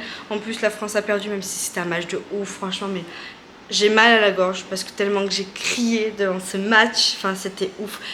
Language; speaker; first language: French; native; French